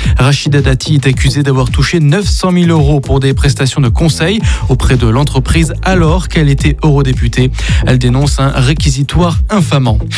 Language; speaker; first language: French; native; French